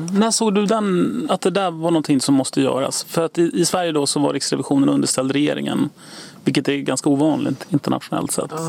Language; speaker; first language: Swedish; native; Swedish